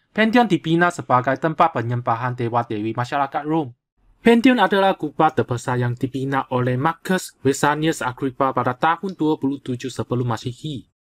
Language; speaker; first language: Malay; non-native, local second language; Chinese